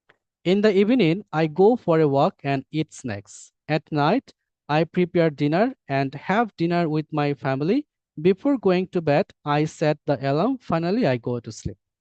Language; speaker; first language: English; non-native, fluent; Bangla